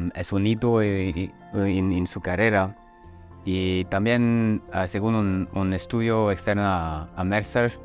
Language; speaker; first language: Spanish; non-native, fluent; French